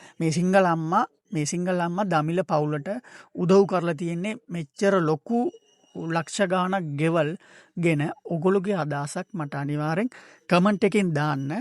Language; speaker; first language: Sinhala; non-native, local second language; Tamil